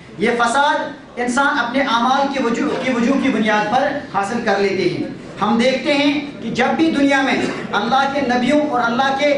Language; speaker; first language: Urdu; native; Urdu